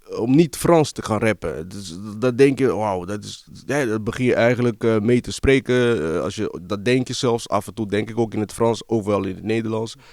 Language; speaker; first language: Dutch; early bilingual, other home language; Lingala